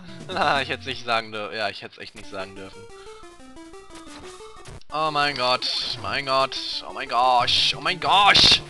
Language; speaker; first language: German; native; German